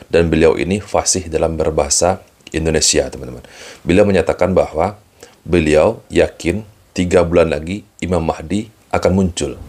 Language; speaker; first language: Indonesian; native; Indonesian